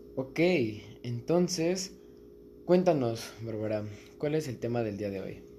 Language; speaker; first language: Spanish; native; Spanish